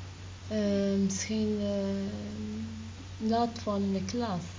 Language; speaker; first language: Dutch; non-native, learner; Arabic